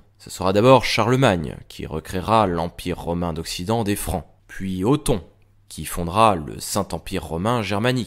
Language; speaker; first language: French; native; French